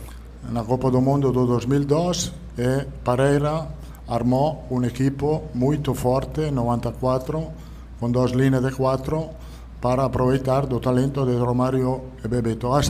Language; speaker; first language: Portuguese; non-native, learner; Italian